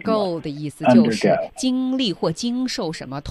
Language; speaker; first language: Chinese; native; Chinese